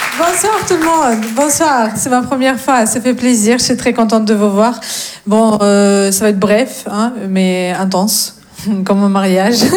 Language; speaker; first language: French; non-native, fluent; Russian